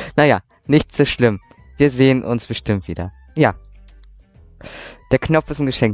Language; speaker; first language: German; native; German